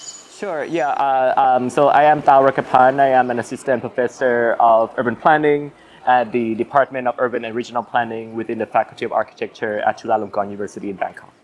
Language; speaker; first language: English; non-native, fluent; Thai